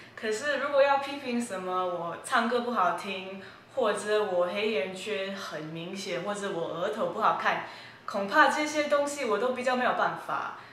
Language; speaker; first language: Chinese; early bilingual, heritage; Chinese